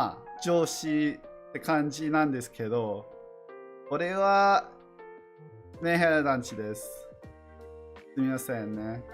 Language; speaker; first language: Japanese; non-native, learner; English